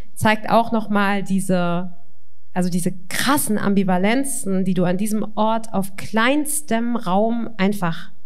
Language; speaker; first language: German; native; German